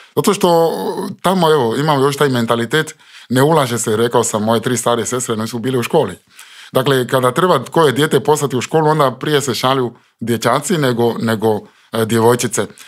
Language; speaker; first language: Croatian; non-native, fluent; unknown